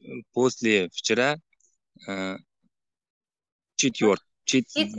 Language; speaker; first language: Russian; non-native, learner; Uzbek